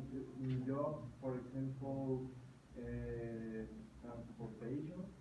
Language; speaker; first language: English; non-native, learner; Spanish